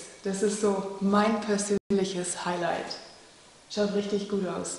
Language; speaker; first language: German; native; German